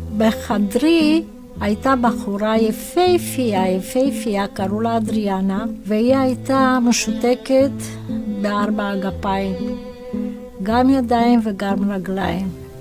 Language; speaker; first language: Hebrew; non-native, fluent; Romanian